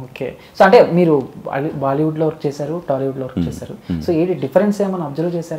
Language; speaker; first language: Telugu; native; Telugu